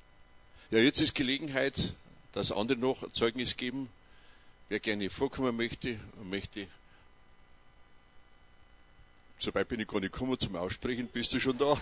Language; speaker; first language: German; native; German